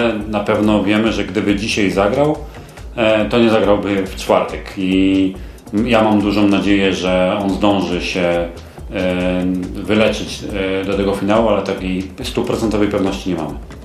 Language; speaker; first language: Polish; non-native, fluent; Swedish